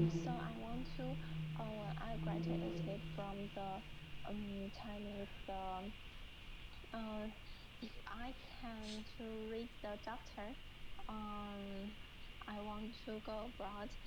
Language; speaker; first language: English; non-native, learner; Chinese